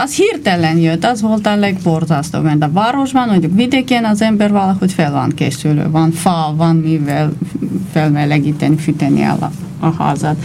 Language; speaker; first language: Hungarian; non-native, fluent; Armenian